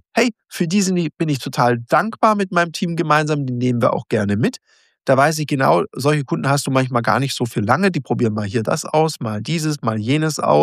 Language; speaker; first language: German; native; German